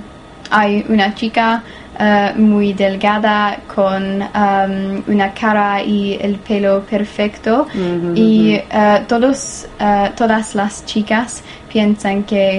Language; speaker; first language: Spanish; non-native, learner; English